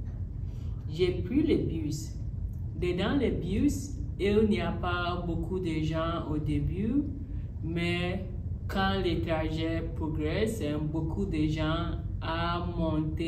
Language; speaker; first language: French; non-native, learner; English